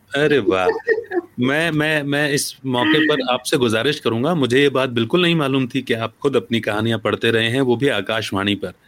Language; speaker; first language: Hindi; native; Hindi